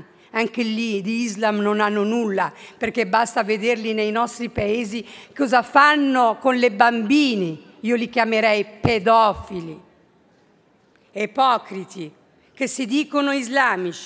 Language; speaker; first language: Italian; non-native, fluent; Arabic